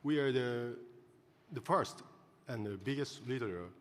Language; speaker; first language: English; non-native, learner; Japanese